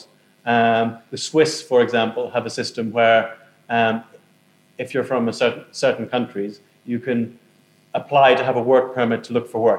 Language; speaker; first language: English; native; English